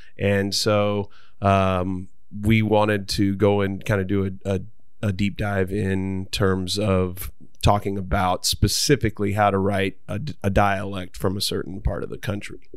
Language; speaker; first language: English; native; English